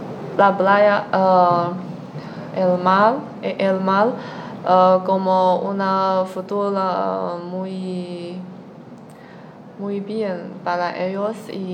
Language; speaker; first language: Spanish; non-native, learner; Chinese